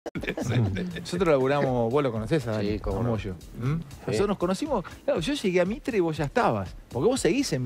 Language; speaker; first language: Spanish; native; Spanish